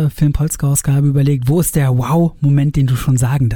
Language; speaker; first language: German; native; German